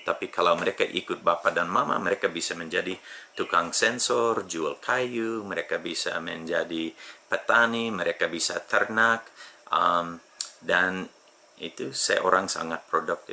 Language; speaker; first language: Indonesian; non-native, fluent; English